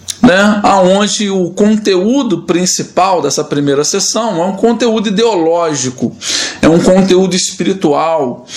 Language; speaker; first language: Portuguese; native; Portuguese